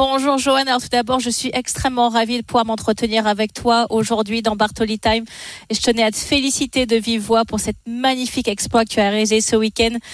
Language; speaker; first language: French; native; French